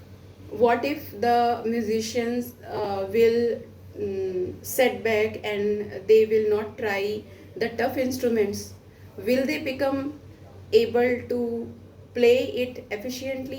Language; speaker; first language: English; non-native, local second language; Hindi